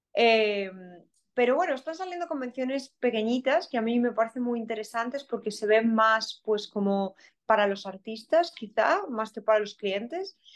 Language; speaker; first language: Spanish; native; Spanish